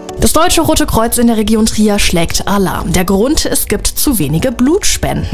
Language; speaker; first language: German; native; German